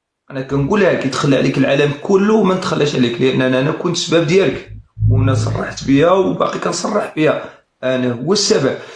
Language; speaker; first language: Arabic; native; Arabic